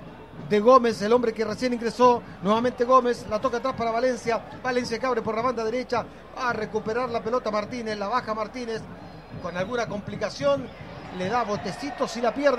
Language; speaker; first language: Spanish; native; Spanish